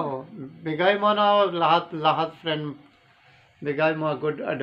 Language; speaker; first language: Filipino; non-native, learner; Urdu